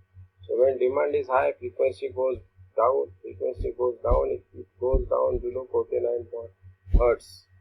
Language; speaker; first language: English; non-native, local second language; Marathi